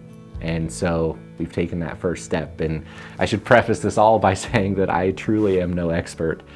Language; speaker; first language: English; native; English